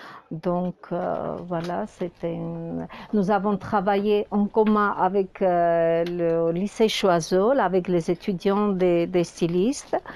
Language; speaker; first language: French; non-native, fluent; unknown